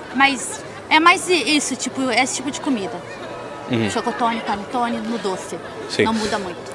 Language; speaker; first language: Portuguese; native; Portuguese